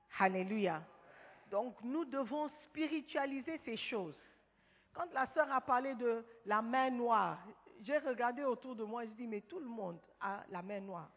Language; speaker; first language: French; non-native, fluent; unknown